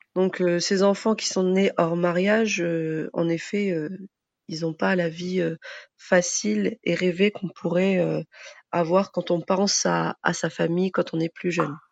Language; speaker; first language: French; early bilingual, other home language; Arabic